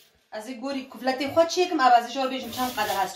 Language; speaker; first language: German; non-native, learner; Kurdish